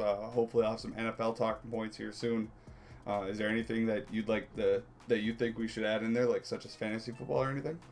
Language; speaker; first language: English; native; English